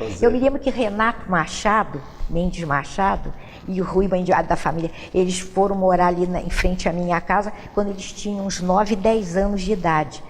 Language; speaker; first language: Portuguese; native; Portuguese